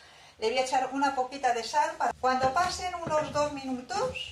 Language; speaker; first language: Spanish; native; Spanish